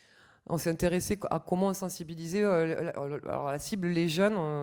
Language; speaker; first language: French; native; French